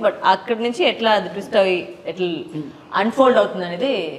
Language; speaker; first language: Telugu; non-native, local second language; Tamil